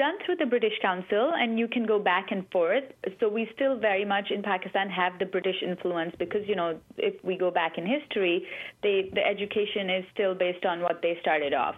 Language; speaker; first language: English; non-native, local second language; Urdu